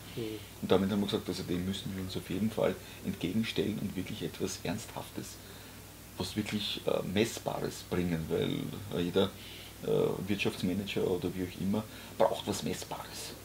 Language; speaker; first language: German; native; German